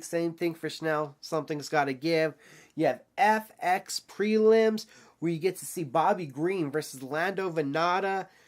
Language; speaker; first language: English; native; English